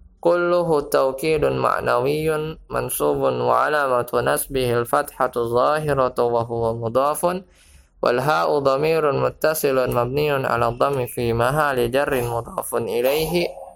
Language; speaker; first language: Arabic; non-native, fluent; Indonesian